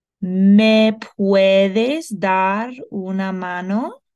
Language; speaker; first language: Spanish; non-native, fluent; English